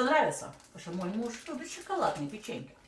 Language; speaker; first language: Russian; native; Russian